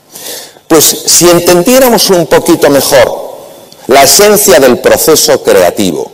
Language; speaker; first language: Spanish; native; Spanish